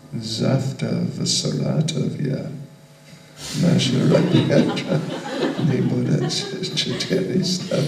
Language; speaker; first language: Russian; non-native, learner; English